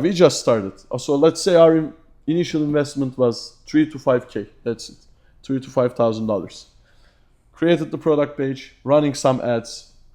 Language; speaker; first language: English; non-native, fluent; Turkish